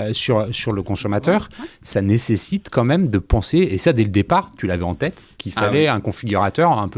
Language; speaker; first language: French; native; French